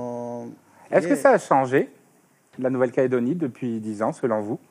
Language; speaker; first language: French; native; French